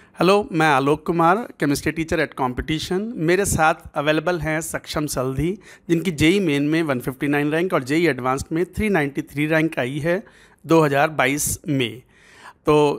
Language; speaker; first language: Hindi; native; Hindi